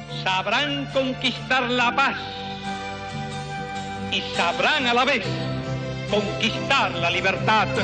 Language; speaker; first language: Spanish; native; Spanish